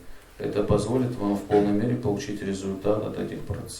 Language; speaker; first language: Russian; native; Russian